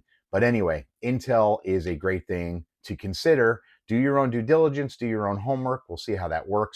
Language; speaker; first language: English; native; English